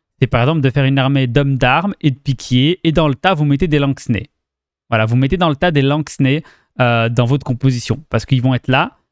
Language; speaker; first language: French; native; French